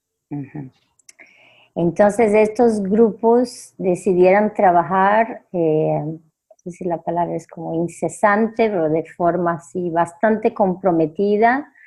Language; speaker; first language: Spanish; non-native, fluent; Portuguese